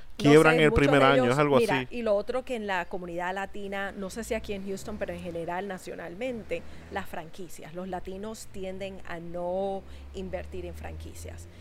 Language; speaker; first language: Spanish; native; Spanish